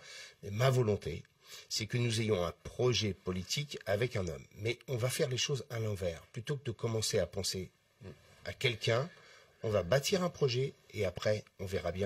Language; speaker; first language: French; native; French